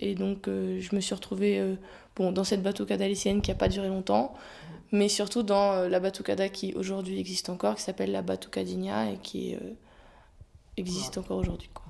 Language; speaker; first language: French; native; French